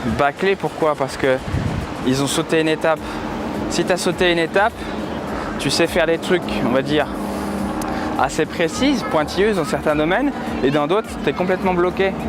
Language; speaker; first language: French; native; French